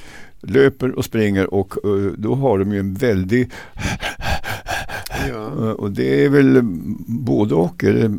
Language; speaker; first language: Swedish; native; Swedish